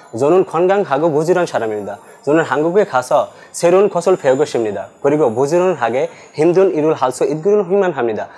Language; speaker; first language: Korean; non-native, learner; Bangla